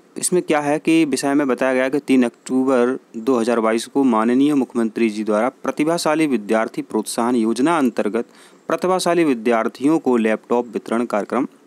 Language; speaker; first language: Hindi; native; Hindi